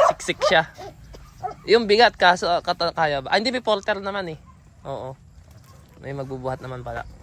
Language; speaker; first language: Filipino; native; Filipino